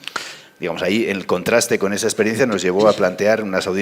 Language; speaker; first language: Spanish; native; Spanish